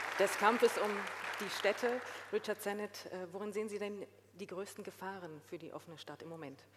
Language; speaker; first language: German; native; German